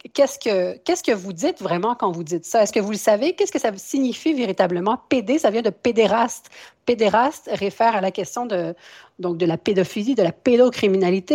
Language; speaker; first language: French; native; French